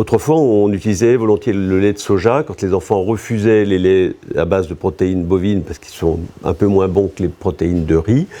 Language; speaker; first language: French; native; French